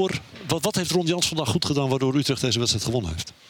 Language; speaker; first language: Dutch; native; Dutch